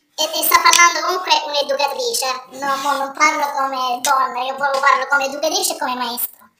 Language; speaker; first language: Italian; native; Italian